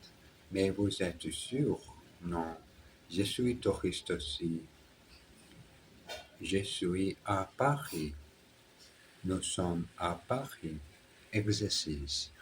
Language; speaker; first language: French; non-native, learner; Portuguese